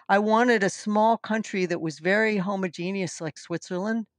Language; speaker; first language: English; native; English